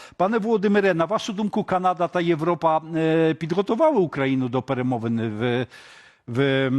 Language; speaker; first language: Polish; non-native, learner; Ukrainian